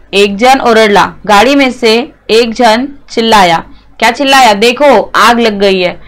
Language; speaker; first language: Hindi; non-native, local second language; Marathi